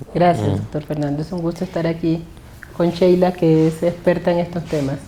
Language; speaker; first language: Spanish; native; Spanish